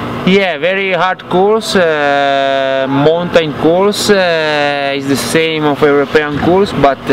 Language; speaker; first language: English; non-native, learner; Italian